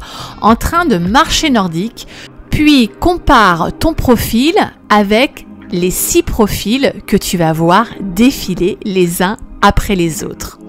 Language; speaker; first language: French; native; French